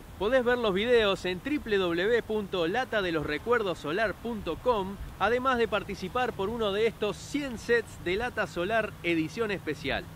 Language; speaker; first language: Spanish; native; Spanish